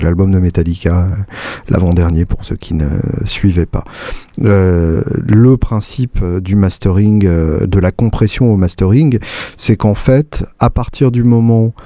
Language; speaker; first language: French; native; French